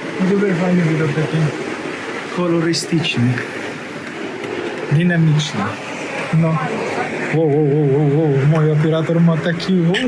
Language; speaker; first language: Polish; non-native, learner; Russian